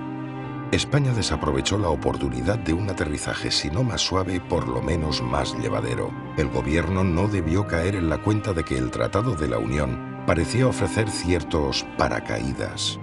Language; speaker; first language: Spanish; native; Spanish